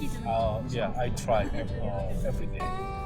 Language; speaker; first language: English; non-native, learner; Japanese